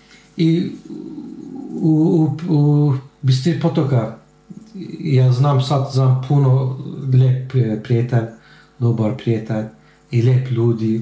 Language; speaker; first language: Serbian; non-native, learner; Turkish